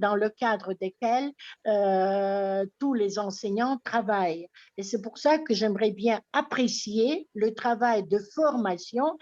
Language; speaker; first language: French; non-native, fluent; Russian